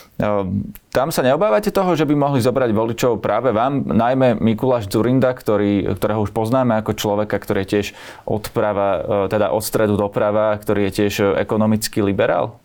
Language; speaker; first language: Slovak; native; Slovak